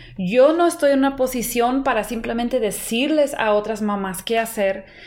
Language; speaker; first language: Spanish; non-native, fluent; English